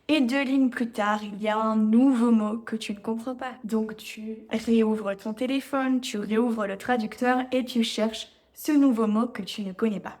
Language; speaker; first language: French; native; French